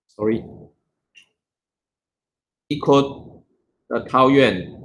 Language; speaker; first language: English; non-native, learner; Chinese